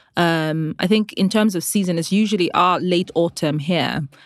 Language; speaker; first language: English; non-native, local second language; Igbo